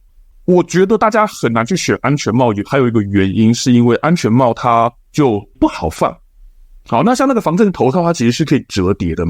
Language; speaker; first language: Chinese; native; Chinese